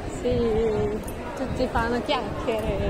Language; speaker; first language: Italian; non-native, learner; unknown